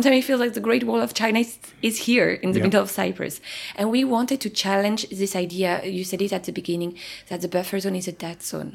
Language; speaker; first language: English; non-native, fluent; French